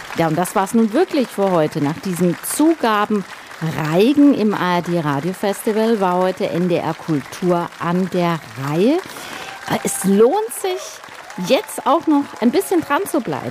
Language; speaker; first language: German; native; German